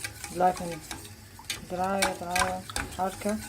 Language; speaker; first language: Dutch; non-native, learner; Arabic